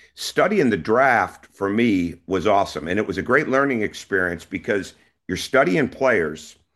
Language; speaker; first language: English; native; English